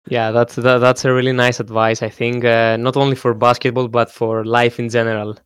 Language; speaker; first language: English; non-native, fluent; Greek